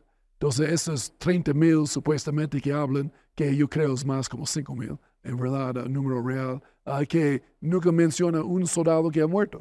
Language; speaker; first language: Spanish; non-native, fluent; English